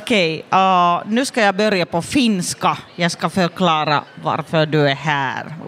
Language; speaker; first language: Swedish; non-native, fluent; Finnish